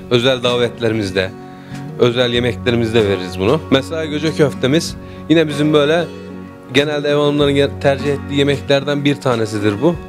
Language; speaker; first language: Turkish; native; Turkish